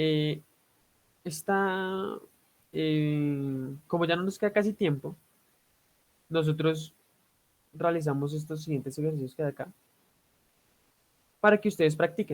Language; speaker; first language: Spanish; native; Spanish